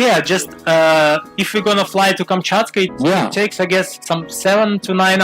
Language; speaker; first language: English; non-native, fluent; Russian